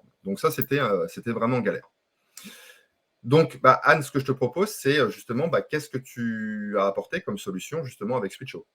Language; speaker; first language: French; native; French